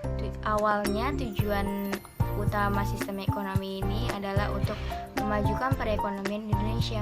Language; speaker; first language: Indonesian; native; Indonesian